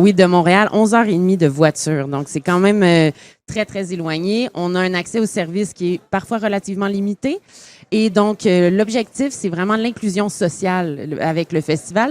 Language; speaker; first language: French; native; French